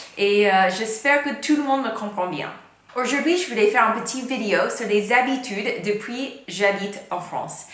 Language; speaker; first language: French; non-native, fluent; English